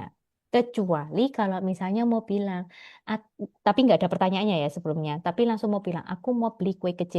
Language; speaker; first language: Indonesian; native; Indonesian